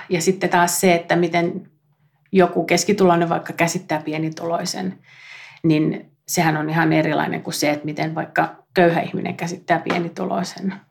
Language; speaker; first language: Finnish; native; Finnish